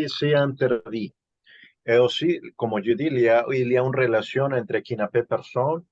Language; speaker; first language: French; non-native, learner; Spanish